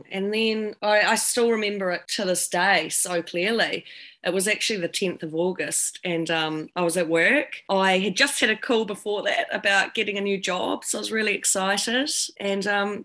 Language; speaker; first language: English; native; English